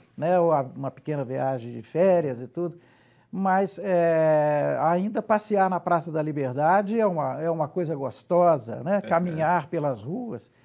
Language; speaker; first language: Portuguese; native; Portuguese